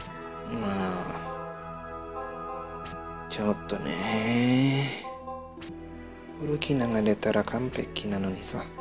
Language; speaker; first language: Japanese; non-native, learner; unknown